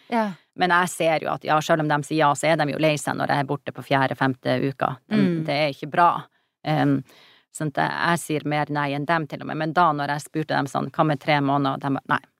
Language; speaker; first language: Norwegian; native; Norwegian